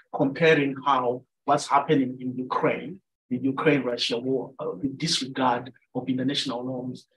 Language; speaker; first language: English; non-native, local second language; Shona